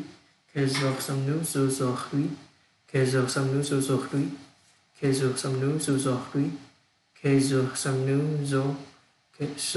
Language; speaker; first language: French; non-native, learner; Vietnamese